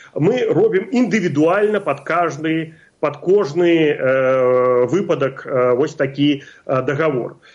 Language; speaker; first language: Belarusian; non-native, local second language; Russian